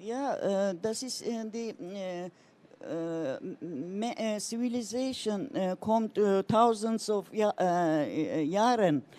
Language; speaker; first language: German; non-native, learner; Turkish